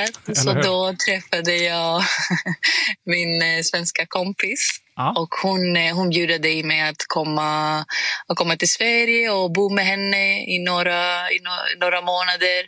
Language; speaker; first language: Swedish; non-native, fluent; Greek